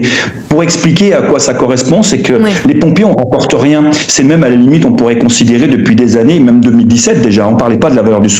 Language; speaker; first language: French; native; French